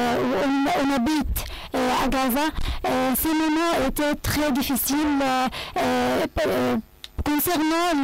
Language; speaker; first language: French; non-native, learner; Arabic